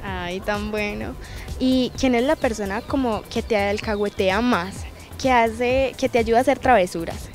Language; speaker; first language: Spanish; native; Spanish